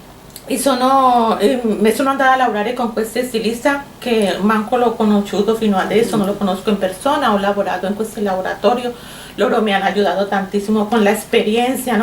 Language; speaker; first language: Italian; non-native, learner; Spanish